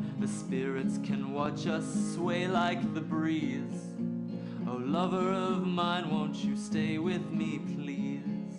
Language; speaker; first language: English; native; English